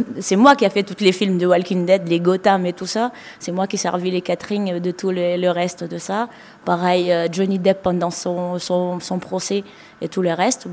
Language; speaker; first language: French; non-native, local second language; Malagasy